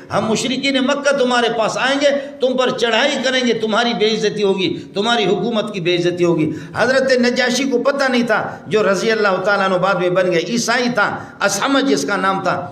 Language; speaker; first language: Urdu; non-native, local second language; Baluchi